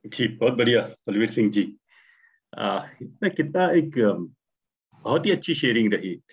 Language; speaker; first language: Hindi; non-native, local second language; Marathi